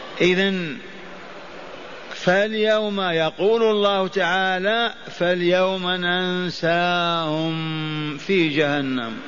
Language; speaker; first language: Arabic; native; Arabic